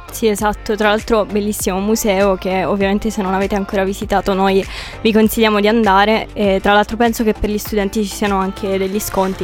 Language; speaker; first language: Italian; native; Italian